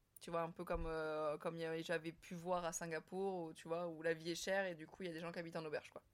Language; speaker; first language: French; native; French